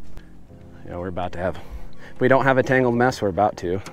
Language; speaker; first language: English; native; English